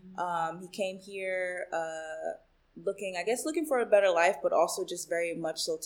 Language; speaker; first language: English; early bilingual, other home language; Spanish